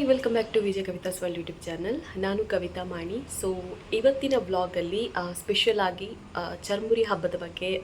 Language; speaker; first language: Kannada; native; Kannada